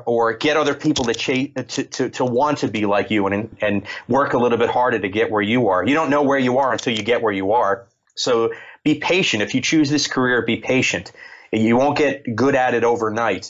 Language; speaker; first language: English; native; English